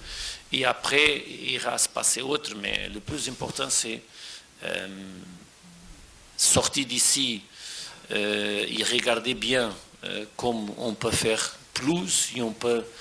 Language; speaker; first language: French; non-native, fluent; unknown